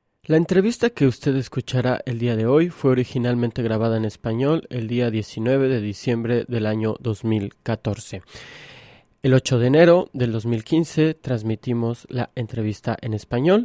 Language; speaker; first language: Spanish; native; Spanish